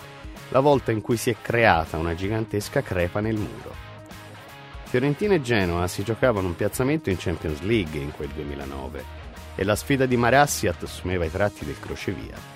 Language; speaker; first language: Italian; native; Italian